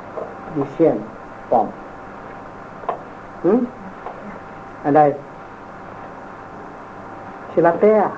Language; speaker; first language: French; non-native, fluent; Vietnamese